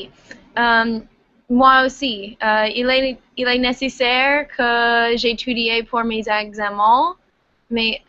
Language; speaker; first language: French; non-native, learner; English